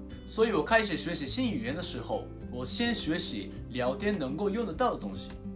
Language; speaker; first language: Chinese; non-native, fluent; Japanese